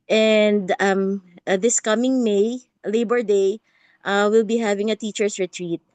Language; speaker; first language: English; non-native, fluent; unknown